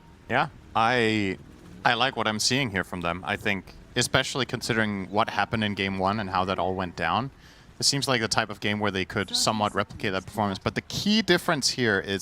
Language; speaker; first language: English; native; English